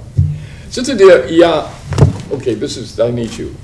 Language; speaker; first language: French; non-native, learner; English